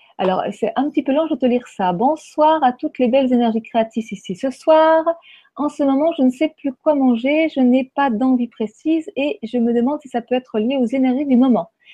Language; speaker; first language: French; native; French